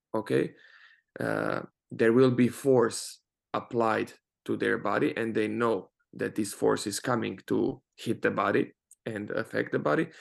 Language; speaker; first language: English; non-native, fluent; Croatian